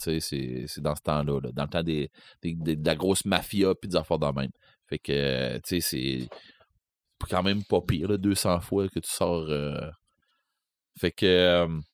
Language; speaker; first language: French; native; French